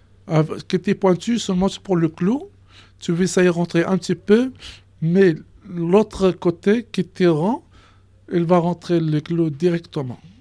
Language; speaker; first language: French; non-native, learner; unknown